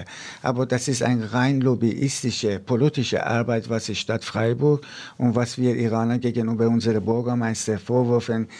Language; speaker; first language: German; non-native, fluent; Persian